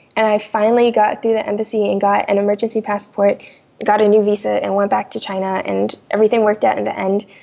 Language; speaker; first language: English; early bilingual, other home language; Chinese